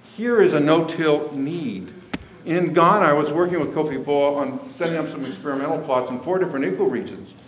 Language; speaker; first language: English; native; English